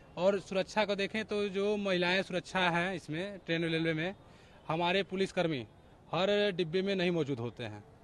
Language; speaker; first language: Hindi; native; Hindi